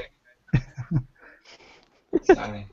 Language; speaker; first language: English; non-native, learner; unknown